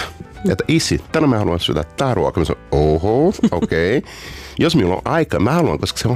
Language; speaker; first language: Finnish; non-native, fluent; Portuguese